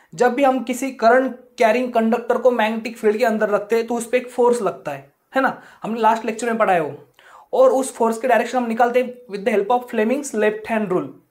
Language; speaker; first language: Hindi; non-native, local second language; Marathi